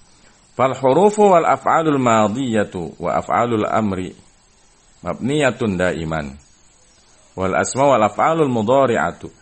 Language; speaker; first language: Arabic; non-native, fluent; Indonesian